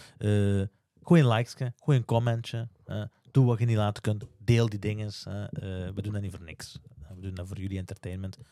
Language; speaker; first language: Dutch; early bilingual, other home language; Turkish